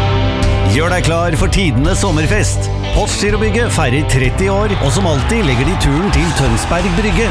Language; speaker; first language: Norwegian; native; Norwegian